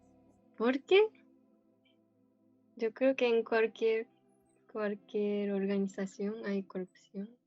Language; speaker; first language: Spanish; non-native, fluent; Japanese